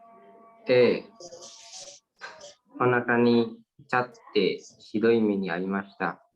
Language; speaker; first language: Japanese; non-native, learner; Indonesian